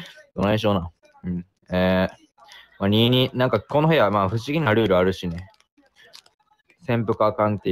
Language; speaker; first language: Japanese; native; Japanese